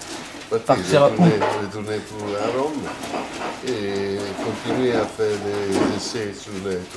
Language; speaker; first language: French; non-native, fluent; Italian